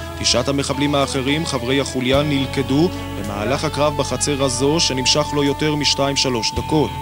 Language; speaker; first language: Hebrew; native; Hebrew